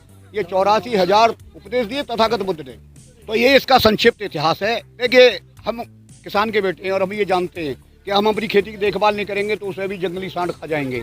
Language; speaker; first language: Hindi; native; Hindi